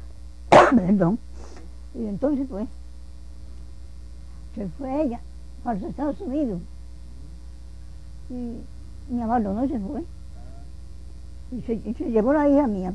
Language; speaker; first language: Spanish; native; Spanish